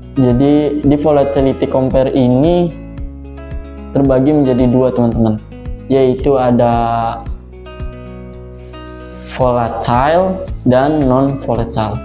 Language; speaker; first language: Indonesian; native; Indonesian